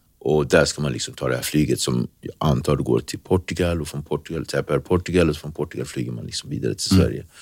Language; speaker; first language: Swedish; early bilingual, other home language; Kabuverdianu